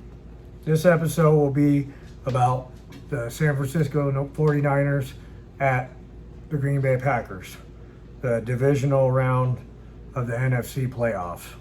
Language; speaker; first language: English; native; English